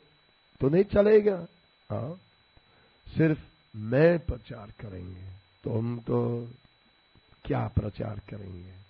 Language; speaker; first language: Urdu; non-native, learner; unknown